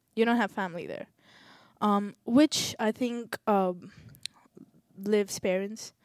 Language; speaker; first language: English; non-native, local second language; Telugu